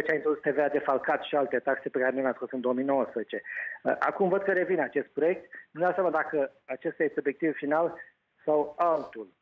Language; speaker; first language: Romanian; native; Romanian